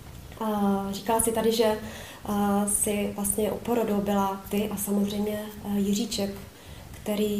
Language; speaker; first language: Czech; native; Czech